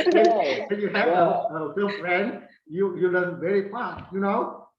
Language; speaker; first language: English; non-native, learner; Vietnamese